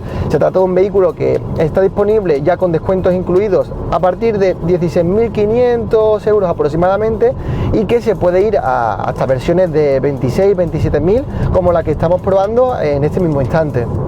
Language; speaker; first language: Spanish; native; Spanish